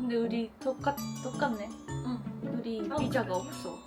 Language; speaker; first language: Korean; non-native, fluent; Japanese